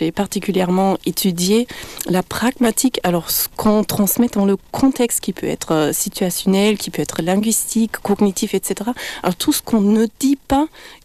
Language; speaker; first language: French; non-native, fluent; German